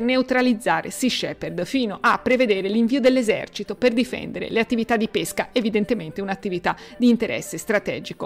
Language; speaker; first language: Italian; native; Italian